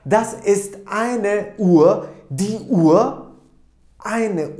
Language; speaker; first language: German; non-native, fluent; Turkish